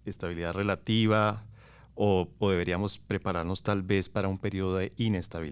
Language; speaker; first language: Spanish; native; Spanish